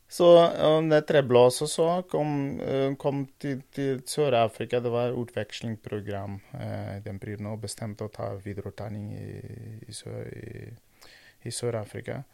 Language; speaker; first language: Norwegian; non-native, fluent; Portuguese